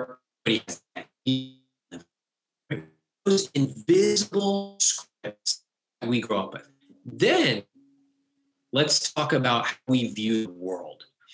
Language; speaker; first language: English; native; English